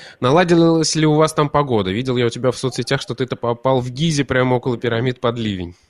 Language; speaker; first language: Russian; native; Russian